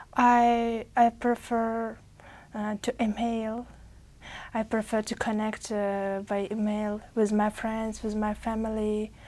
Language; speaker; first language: English; non-native, fluent; Uzbek